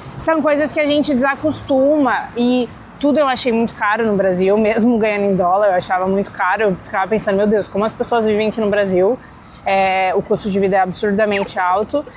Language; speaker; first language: Portuguese; native; Portuguese